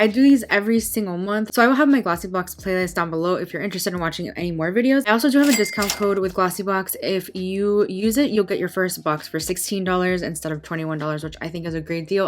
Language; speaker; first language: English; native; English